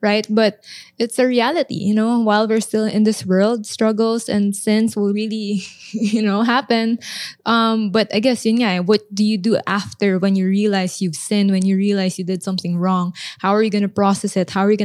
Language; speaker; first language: English; non-native, local second language; Filipino